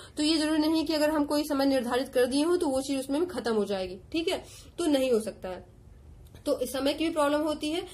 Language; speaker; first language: Hindi; native; Hindi